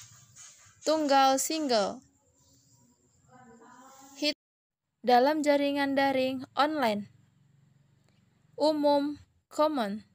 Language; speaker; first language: Indonesian; native; Indonesian